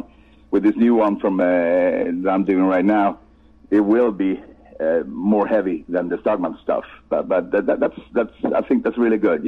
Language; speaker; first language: English; non-native, fluent; Swedish